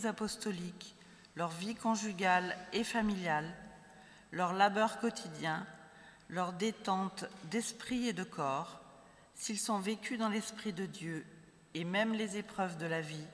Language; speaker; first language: French; native; French